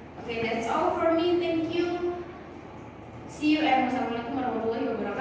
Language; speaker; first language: English; non-native, learner; Indonesian